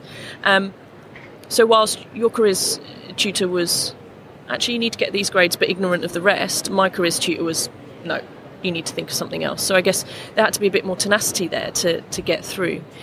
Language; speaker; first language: English; native; English